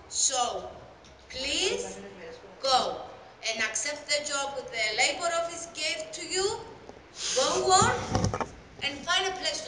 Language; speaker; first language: English; non-native, local second language; Greek